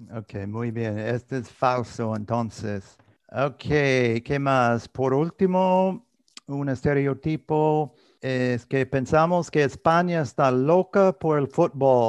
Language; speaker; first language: Spanish; non-native, fluent; English